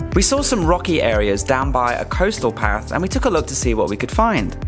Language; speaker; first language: English; native; English